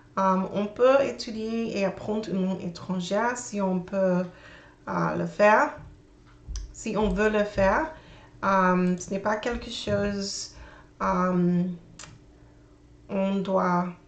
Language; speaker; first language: French; non-native, learner; English